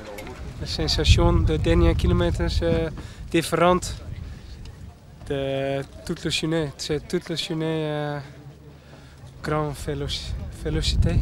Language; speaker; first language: French; non-native, learner; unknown